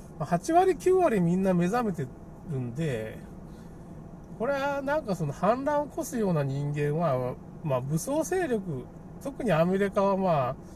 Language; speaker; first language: Japanese; native; Japanese